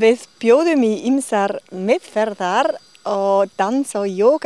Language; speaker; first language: Icelandic; non-native, learner; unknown